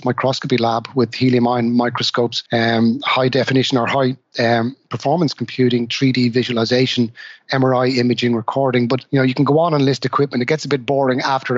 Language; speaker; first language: English; native; English